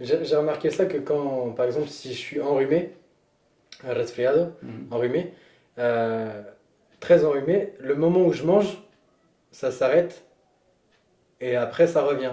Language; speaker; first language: French; native; French